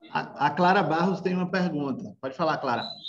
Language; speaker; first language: Portuguese; native; Portuguese